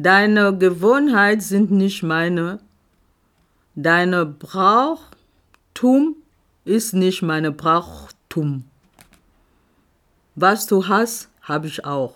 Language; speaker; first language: German; non-native, fluent; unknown